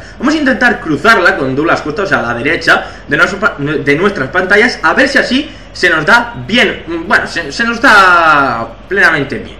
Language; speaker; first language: Spanish; native; Spanish